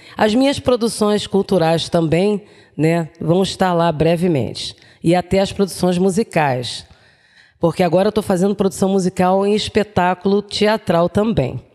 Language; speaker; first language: Portuguese; native; Portuguese